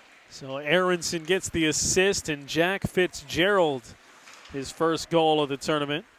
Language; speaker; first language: English; native; English